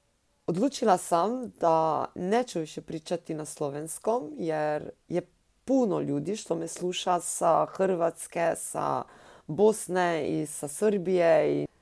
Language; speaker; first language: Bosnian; non-native, learner; Slovenian